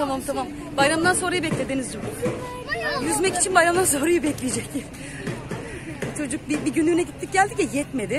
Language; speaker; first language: Turkish; native; Turkish